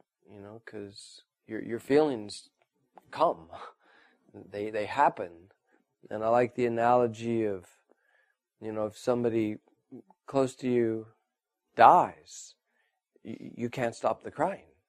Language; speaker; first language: English; native; English